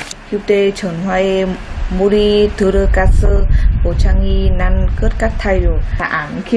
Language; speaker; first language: Korean; non-native, learner; Vietnamese